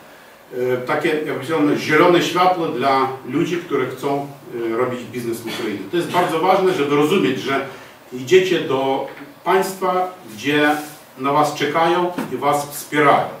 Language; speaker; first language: Polish; non-native, fluent; Ukrainian